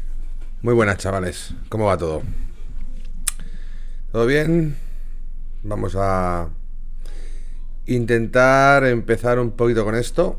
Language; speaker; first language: Spanish; native; Spanish